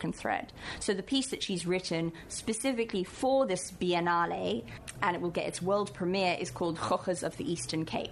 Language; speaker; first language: English; native; English